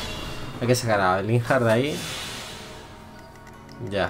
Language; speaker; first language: Spanish; native; Spanish